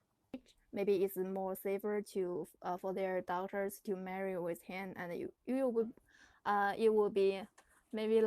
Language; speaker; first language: English; non-native, learner; Chinese